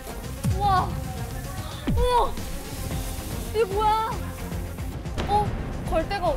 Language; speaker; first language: Korean; native; Korean